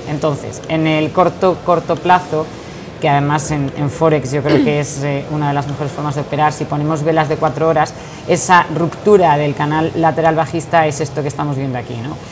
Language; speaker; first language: Spanish; native; Spanish